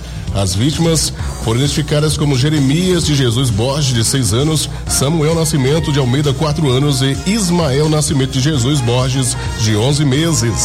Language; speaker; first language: Portuguese; native; Portuguese